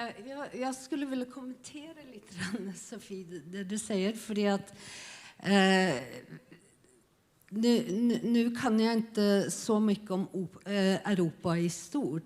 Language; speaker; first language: Swedish; non-native, fluent; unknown